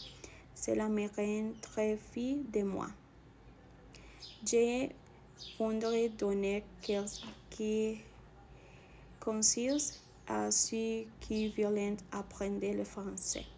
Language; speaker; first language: French; non-native, learner; Spanish